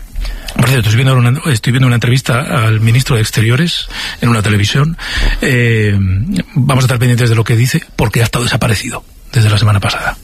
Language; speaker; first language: Spanish; native; Spanish